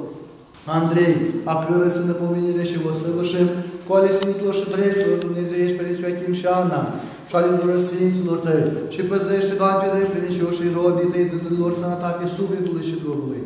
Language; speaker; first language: Romanian; native; Romanian